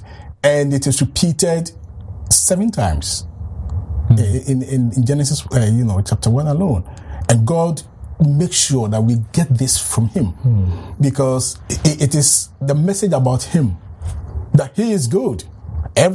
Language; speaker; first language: English; non-native, local second language; Akan